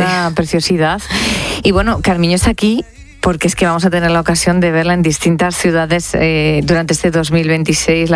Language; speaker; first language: Spanish; native; Spanish